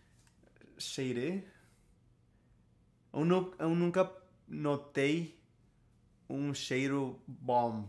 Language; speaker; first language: Portuguese; non-native, learner; Spanish